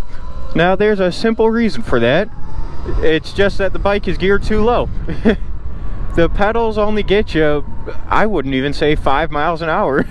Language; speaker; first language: English; native; English